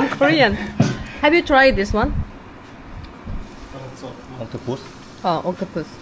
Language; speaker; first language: English; non-native, learner; Korean